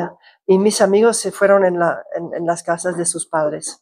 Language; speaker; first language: Spanish; non-native, fluent; Croatian